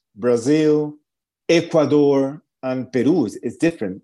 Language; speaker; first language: English; non-native, fluent; Spanish